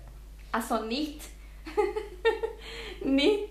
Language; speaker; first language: German; non-native, fluent; Spanish